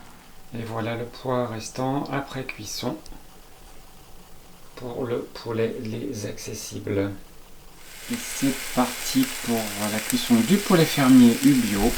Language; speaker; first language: French; native; French